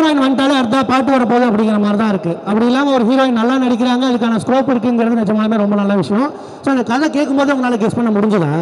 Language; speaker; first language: Tamil; native; Tamil